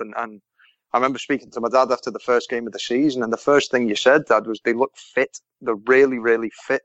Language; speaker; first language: English; native; English